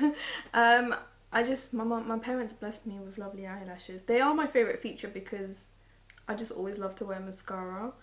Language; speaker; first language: English; early bilingual, other home language; Morisyen